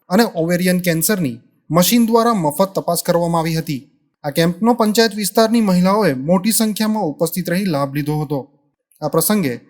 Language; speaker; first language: Gujarati; native; Gujarati